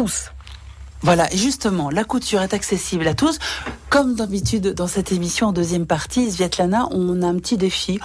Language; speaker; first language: French; native; French